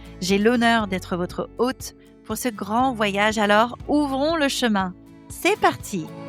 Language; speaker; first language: French; non-native, fluent; English